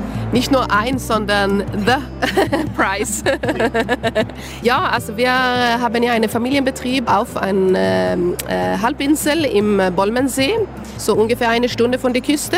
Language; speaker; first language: German; non-native, learner; Swedish